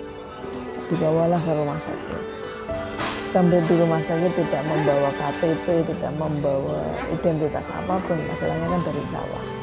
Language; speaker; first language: Indonesian; non-native, local second language; Javanese